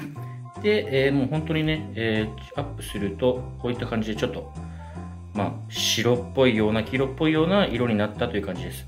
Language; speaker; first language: Japanese; native; Japanese